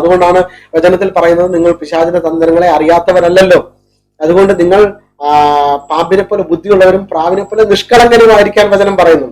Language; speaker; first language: Malayalam; native; Malayalam